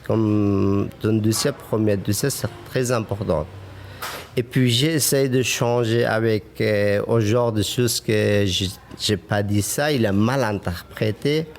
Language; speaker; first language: French; non-native, fluent; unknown